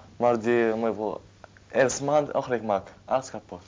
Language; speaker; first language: Dutch; non-native, learner; Arabic